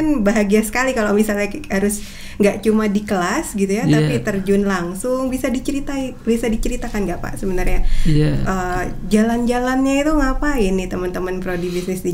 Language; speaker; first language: Indonesian; native; Indonesian